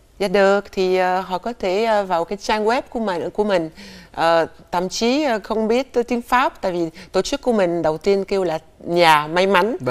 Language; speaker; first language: Vietnamese; non-native, fluent; French